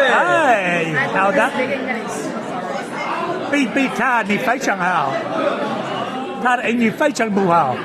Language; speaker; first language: Chinese; non-native, learner; English